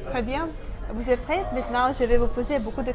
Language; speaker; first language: French; non-native, fluent; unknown